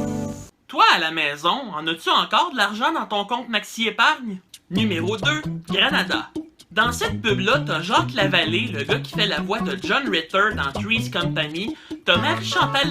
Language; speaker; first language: French; native; French